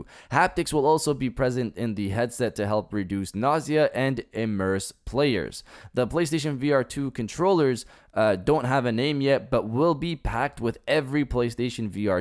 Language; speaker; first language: English; native; English